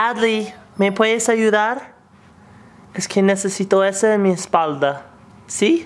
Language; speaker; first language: Spanish; non-native, fluent; English